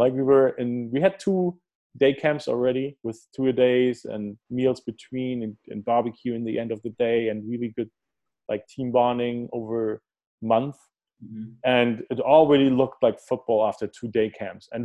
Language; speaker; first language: English; early bilingual, other home language; German